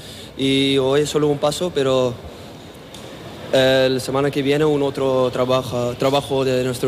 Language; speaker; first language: Spanish; non-native, learner; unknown